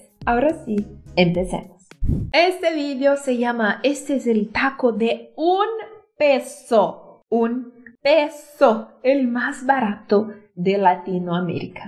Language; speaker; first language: Spanish; non-native, fluent; Portuguese